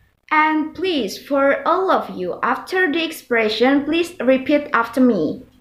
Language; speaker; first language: English; non-native, fluent; Indonesian